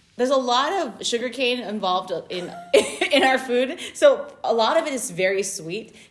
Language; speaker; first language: English; native; English